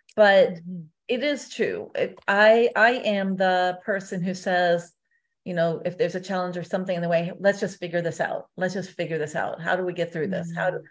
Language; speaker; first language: English; native; English